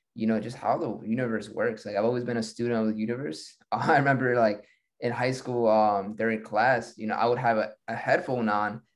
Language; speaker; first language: English; early bilingual, other home language; Spanish